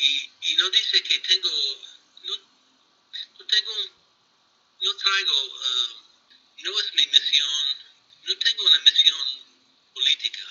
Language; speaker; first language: Spanish; non-native, fluent; English